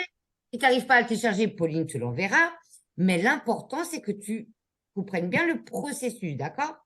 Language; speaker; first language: French; native; French